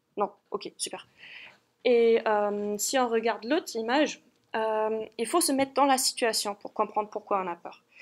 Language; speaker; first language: French; non-native, fluent; German